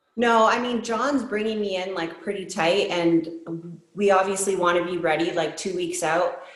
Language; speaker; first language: English; native; English